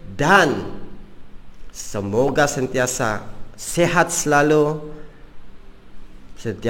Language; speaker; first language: Malay; native; Malay